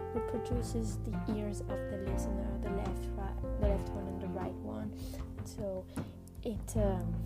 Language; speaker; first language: English; non-native, fluent; French